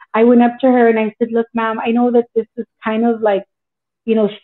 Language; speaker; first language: English; early bilingual, other home language; Spanish